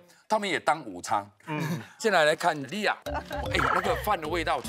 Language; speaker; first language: Chinese; native; Chinese